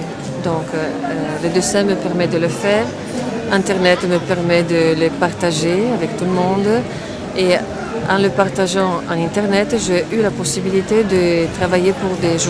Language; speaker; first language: French; non-native, fluent; Italian